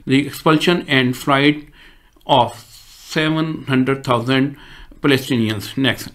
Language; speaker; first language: English; non-native, local second language; Urdu